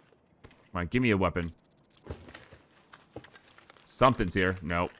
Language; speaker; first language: English; native; English